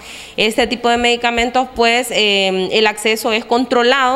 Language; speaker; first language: Spanish; native; Spanish